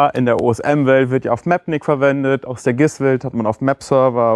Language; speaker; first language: German; native; German